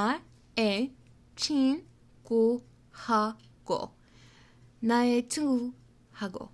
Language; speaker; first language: Korean; non-native, fluent; English